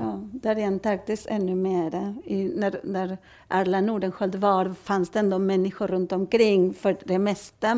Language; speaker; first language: Swedish; non-native, fluent; Spanish